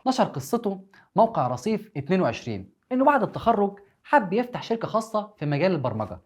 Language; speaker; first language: Arabic; native; Arabic